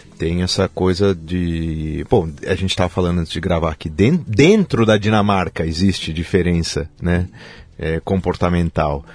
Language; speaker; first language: Portuguese; native; Portuguese